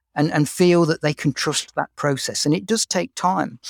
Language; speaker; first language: English; native; English